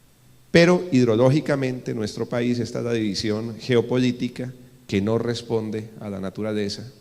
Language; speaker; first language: Spanish; native; Spanish